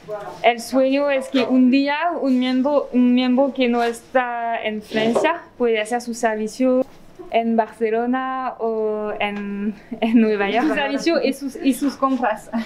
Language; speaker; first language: Spanish; non-native, fluent; French